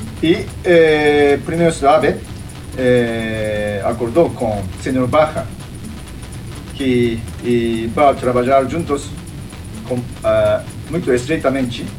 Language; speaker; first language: Portuguese; non-native, fluent; Japanese